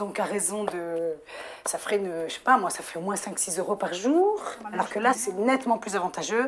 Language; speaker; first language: French; native; French